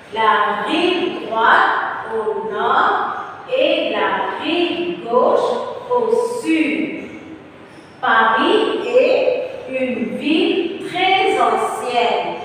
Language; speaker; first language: French; non-native, fluent; Tamil